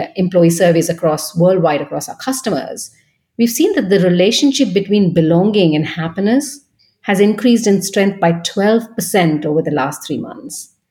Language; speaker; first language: English; non-native, local second language; Bangla